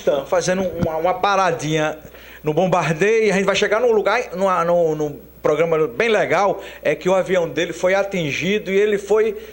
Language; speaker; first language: Portuguese; native; Portuguese